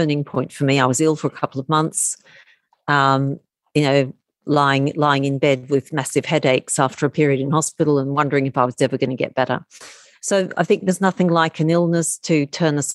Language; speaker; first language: English; native; English